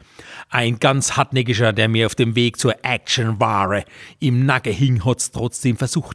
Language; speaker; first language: German; native; German